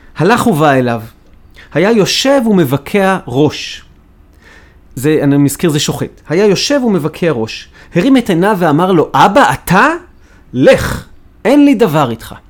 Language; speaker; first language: Hebrew; native; Hebrew